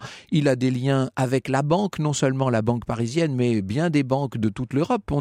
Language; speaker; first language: French; native; French